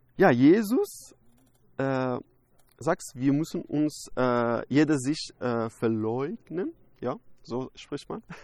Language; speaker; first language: German; non-native, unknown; Persian